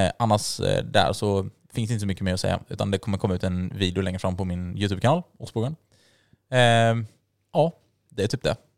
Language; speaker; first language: Swedish; native; Swedish